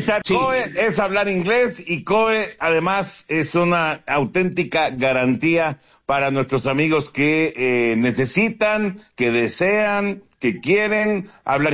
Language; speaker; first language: Spanish; native; Spanish